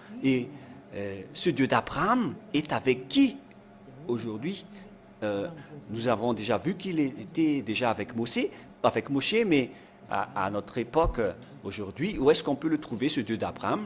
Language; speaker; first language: French; non-native, local second language; Malagasy